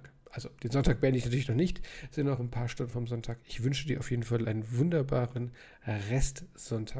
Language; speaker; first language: German; native; German